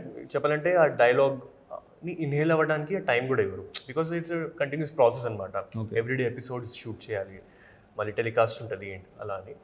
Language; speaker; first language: Telugu; non-native, fluent; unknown